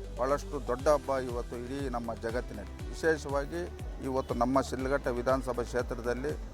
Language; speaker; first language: Kannada; native; Kannada